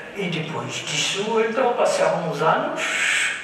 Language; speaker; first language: Portuguese; non-native, fluent; French